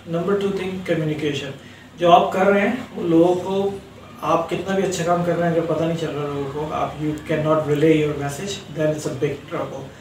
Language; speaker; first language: Urdu; native; Urdu